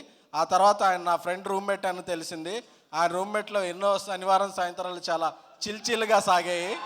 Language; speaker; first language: Telugu; native; Telugu